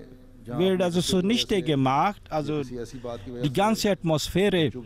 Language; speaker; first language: German; non-native, fluent; Urdu